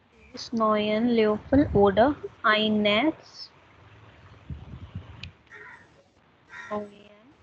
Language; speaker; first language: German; non-native, fluent; Hindi